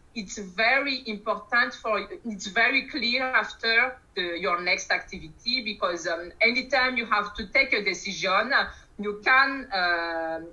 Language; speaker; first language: English; non-native, learner; Malagasy